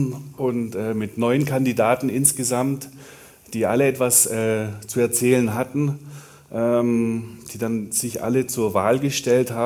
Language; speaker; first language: German; native; German